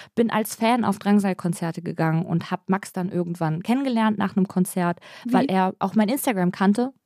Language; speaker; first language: German; native; German